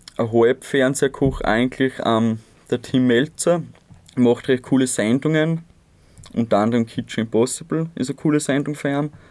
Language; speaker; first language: German; native; German